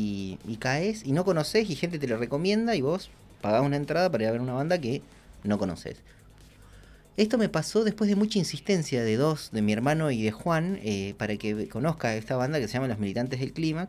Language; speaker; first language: Spanish; native; Spanish